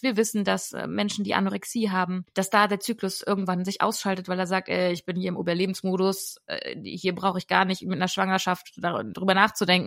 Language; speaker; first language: German; native; German